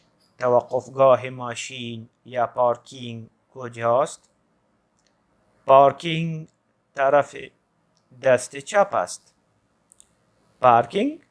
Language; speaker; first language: Persian; non-native, fluent; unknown